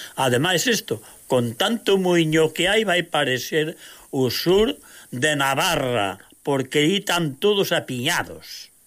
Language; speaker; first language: Galician; native; Galician